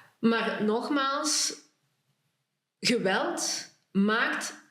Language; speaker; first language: Dutch; early bilingual, other home language; Lingala